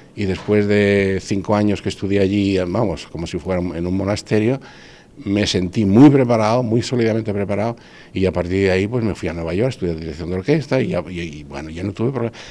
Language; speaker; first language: Spanish; native; Spanish